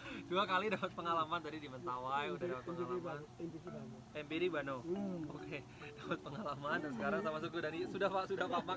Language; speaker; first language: Indonesian; native; Indonesian